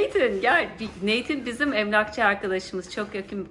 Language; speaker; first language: Turkish; native; Turkish